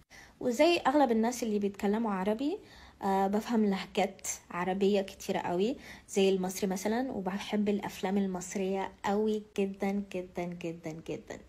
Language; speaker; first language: Arabic; non-native, local second language; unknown